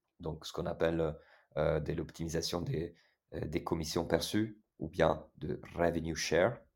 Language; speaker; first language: French; non-native, fluent; Italian